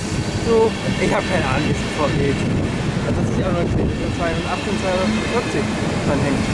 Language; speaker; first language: German; native; German